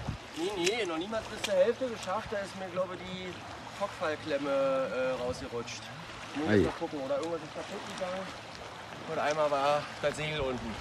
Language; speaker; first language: German; native; German